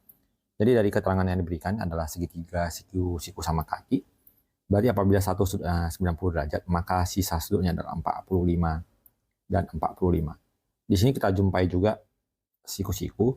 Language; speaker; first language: Indonesian; native; Indonesian